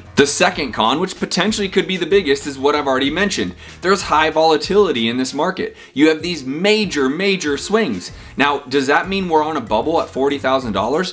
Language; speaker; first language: English; native; English